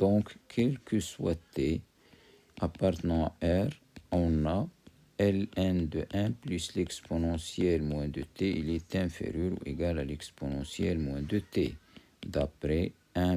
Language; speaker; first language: French; non-native, local second language; Arabic